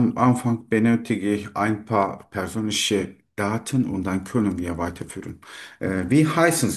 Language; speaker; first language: German; non-native, learner; Turkish